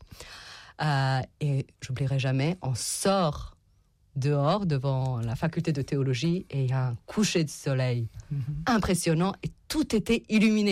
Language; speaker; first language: French; non-native, fluent; Serbian